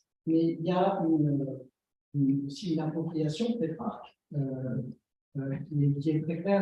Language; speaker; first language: French; native; French